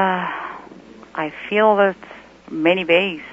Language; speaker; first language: English; non-native, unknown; Persian